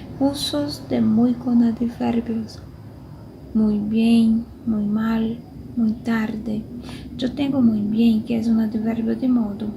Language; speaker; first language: Spanish; non-native, fluent; Portuguese